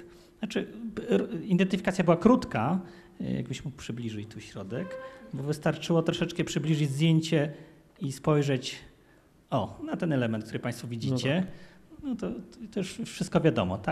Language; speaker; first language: Polish; native; Polish